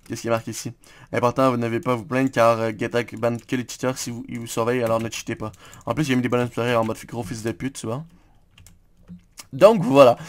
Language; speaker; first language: French; native; French